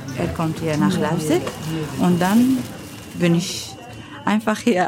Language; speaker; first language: German; non-native, learner; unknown